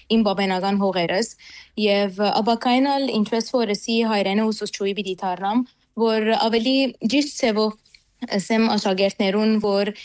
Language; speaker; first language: Armenian; early bilingual, heritage; Armenian